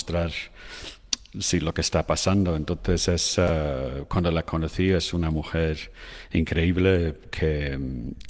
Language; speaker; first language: Spanish; non-native, fluent; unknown